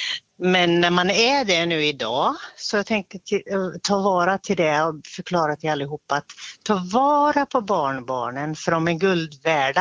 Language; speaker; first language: Swedish; native; Swedish